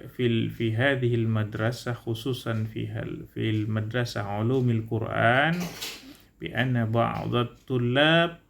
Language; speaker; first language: Arabic; non-native, learner; Indonesian